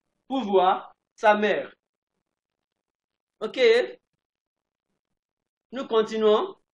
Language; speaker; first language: French; non-native, fluent; English